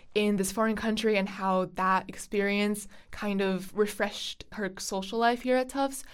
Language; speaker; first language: English; non-native, fluent; Chinese